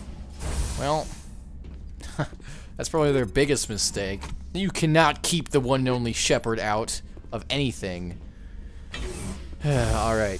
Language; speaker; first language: English; native; English